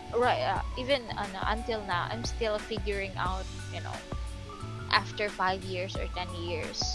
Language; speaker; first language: English; non-native, local second language; Filipino